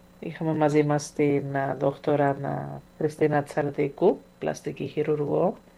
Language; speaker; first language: Greek; early bilingual, heritage; English